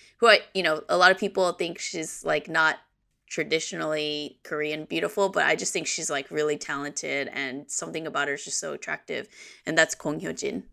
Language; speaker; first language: English; early bilingual, other home language; Korean